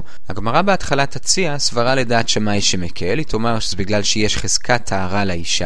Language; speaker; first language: Hebrew; native; Hebrew